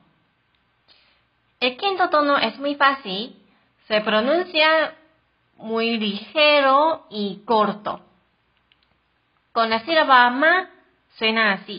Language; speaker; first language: Spanish; non-native, fluent; Chinese